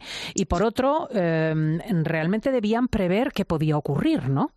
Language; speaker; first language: Spanish; native; Spanish